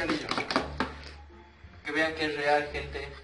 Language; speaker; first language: Spanish; native; Spanish